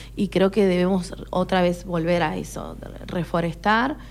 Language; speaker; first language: Spanish; native; Spanish